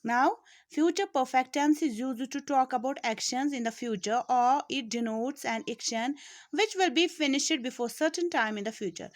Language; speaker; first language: English; non-native, local second language; Urdu